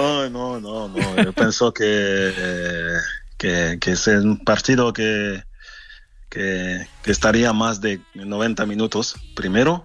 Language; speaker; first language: Spanish; non-native, fluent; French